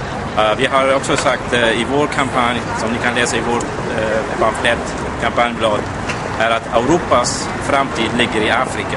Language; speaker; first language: Swedish; non-native, fluent; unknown